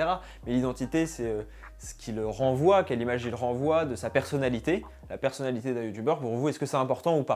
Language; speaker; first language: French; native; French